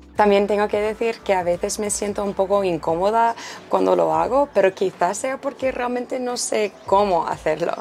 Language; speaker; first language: Spanish; non-native, fluent; English